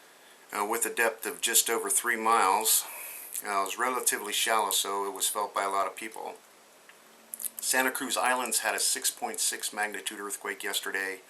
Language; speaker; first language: English; native; English